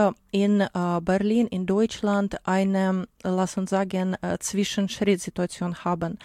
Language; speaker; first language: German; non-native, learner; Ukrainian